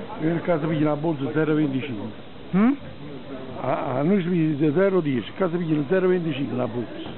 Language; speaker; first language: Italian; non-native, learner; Ukrainian